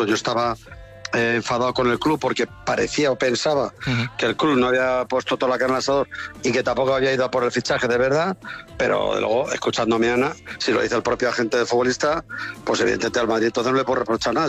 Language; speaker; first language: Spanish; native; Spanish